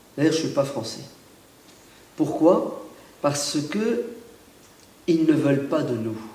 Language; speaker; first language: French; early bilingual, other home language; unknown